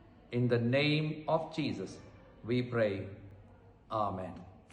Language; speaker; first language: English; non-native, local second language; Malayalam